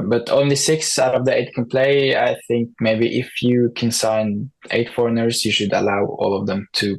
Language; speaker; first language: English; non-native, fluent; Norwegian